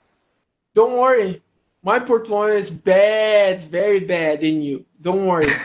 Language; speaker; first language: English; non-native, learner; Portuguese